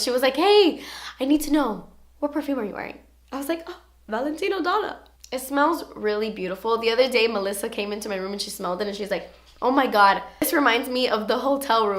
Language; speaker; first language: English; native; English